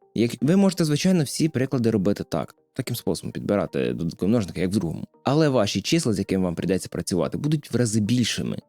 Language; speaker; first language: Ukrainian; native; Ukrainian